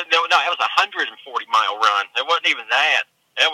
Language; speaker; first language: English; native; English